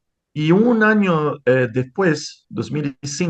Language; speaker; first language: Spanish; non-native, fluent; Portuguese